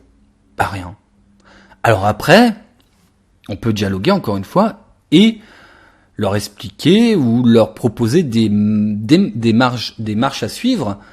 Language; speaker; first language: French; native; French